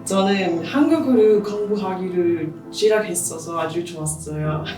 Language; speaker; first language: Korean; non-native, learner; English